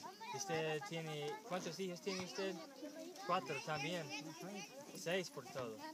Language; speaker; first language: Spanish; non-native, learner; English